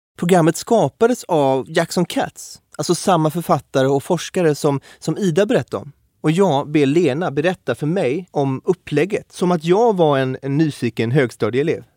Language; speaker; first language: Swedish; native; Swedish